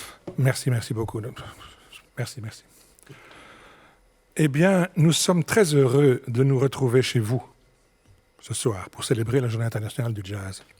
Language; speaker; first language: French; native; French